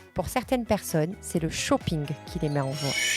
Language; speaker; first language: French; native; French